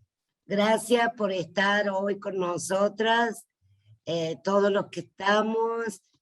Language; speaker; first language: Spanish; native; Spanish